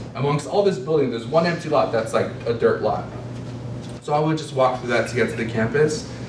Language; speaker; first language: English; native; English